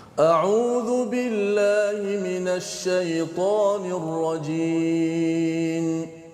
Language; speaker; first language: Malay; native; Malay